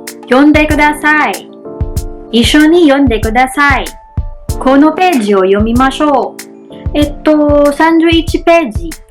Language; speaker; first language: Japanese; non-native, learner; Filipino